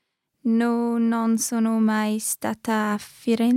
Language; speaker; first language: Italian; non-native, learner; English